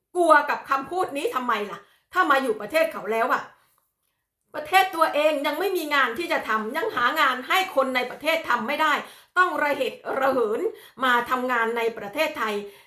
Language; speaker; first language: Thai; native; Thai